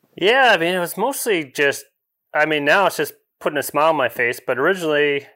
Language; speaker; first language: English; native; English